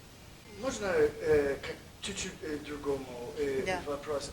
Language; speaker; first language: Russian; non-native, learner; English